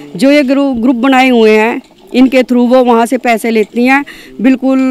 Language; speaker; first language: Hindi; native; Hindi